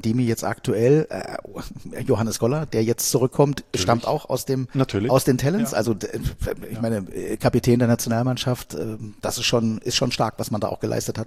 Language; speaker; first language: German; native; German